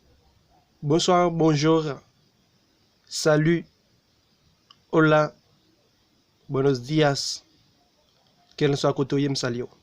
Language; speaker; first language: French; non-native, learner; Haitian Creole